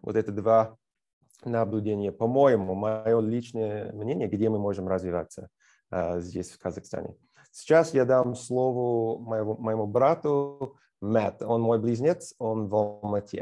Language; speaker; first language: Russian; non-native, fluent; English